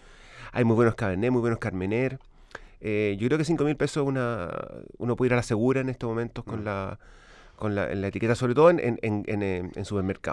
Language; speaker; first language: Spanish; native; Spanish